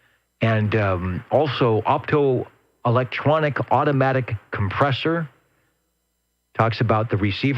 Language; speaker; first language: English; native; English